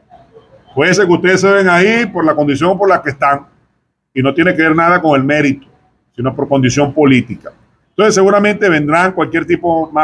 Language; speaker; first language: Spanish; native; Spanish